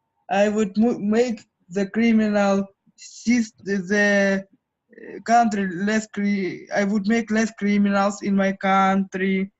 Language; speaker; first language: English; non-native, fluent; Ukrainian